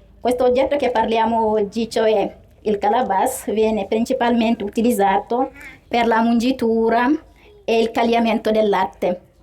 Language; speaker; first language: Italian; non-native, fluent; Fula